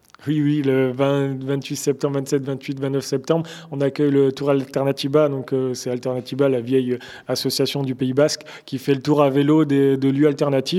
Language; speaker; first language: French; native; French